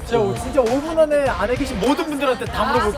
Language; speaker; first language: Korean; native; Korean